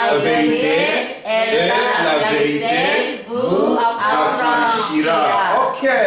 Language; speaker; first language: French; non-native, fluent; Korean